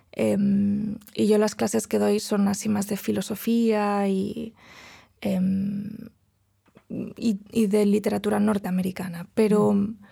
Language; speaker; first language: Spanish; non-native, local second language; Catalan